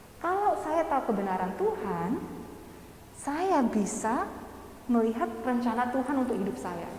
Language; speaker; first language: Indonesian; non-native, fluent; English